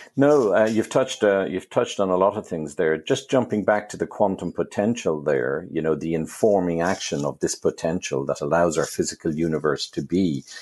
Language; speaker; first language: English; native; English